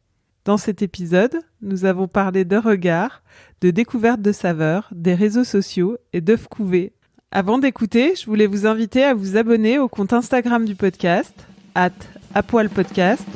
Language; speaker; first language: French; native; French